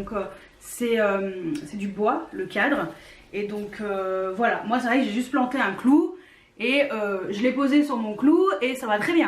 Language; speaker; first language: French; native; French